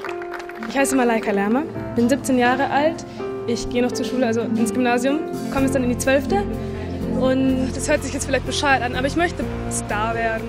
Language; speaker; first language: German; native; German